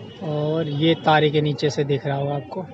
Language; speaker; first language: Hindi; native; Hindi